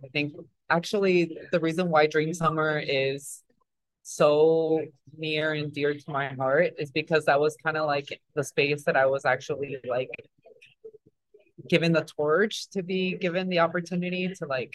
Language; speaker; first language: English; early bilingual, other home language; Spanish